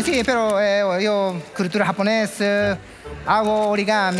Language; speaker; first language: Spanish; non-native, learner; Japanese